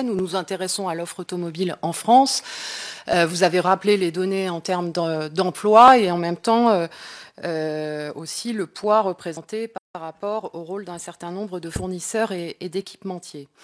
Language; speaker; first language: French; native; French